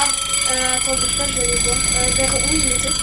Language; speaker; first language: French; native; French